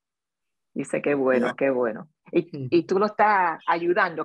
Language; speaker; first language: Spanish; early bilingual, other home language; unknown